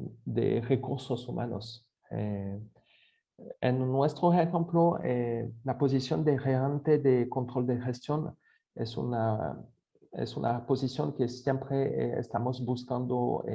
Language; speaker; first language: Spanish; non-native, fluent; French